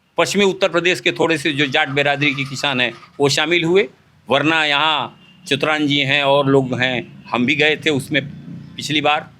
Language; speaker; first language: Hindi; native; Hindi